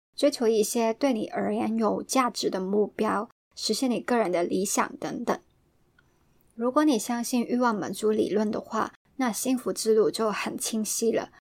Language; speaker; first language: Chinese; non-native, local second language; Cantonese